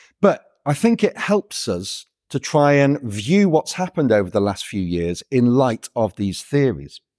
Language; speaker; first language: English; native; English